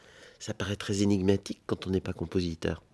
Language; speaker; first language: French; native; French